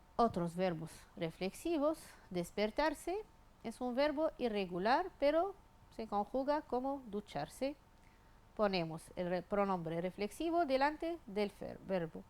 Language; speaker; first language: Spanish; non-native, fluent; Arabic